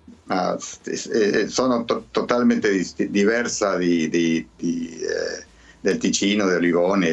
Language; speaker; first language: Italian; early bilingual, heritage; Spanish